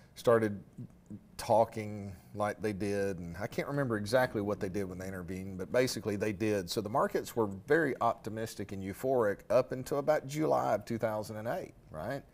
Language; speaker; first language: English; native; English